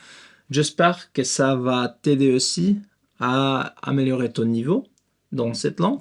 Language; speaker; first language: French; non-native, learner; Spanish